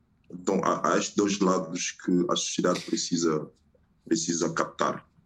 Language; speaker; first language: Portuguese; non-native, fluent; French